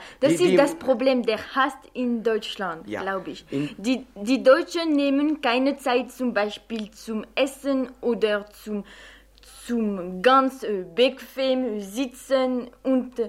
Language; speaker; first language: German; non-native, fluent; French